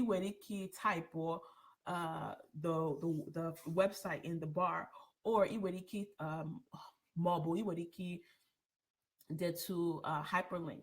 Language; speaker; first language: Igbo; early bilingual, heritage; English